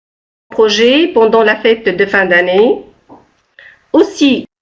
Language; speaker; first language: French; non-native, local second language; Arabic